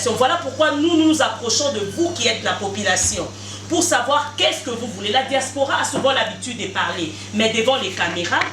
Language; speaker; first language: French; non-native, local second language; Lingala